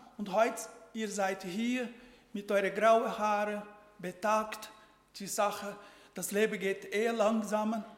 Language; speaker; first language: German; non-native, fluent; Portuguese